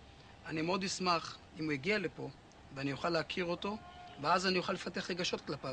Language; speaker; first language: Hebrew; native; Hebrew